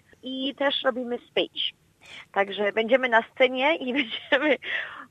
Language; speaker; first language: Polish; early bilingual, heritage; Polish